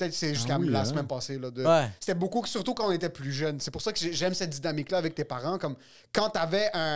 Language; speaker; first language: French; native; French